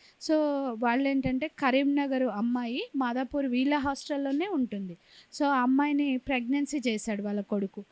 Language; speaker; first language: Telugu; native; Telugu